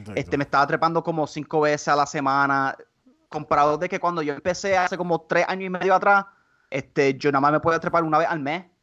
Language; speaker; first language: Spanish; non-native, local second language; English